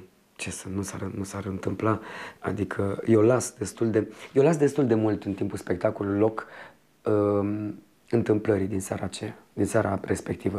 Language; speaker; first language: Romanian; native; Romanian